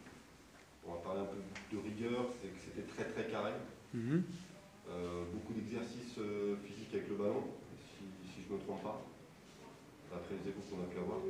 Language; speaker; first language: French; native; French